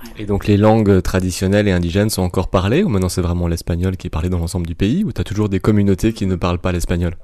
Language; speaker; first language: French; native; French